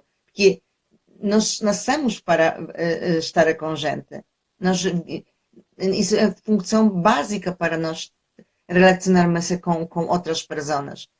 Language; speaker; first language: Portuguese; non-native, fluent; Polish